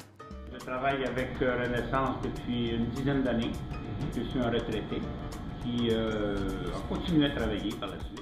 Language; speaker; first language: French; native; French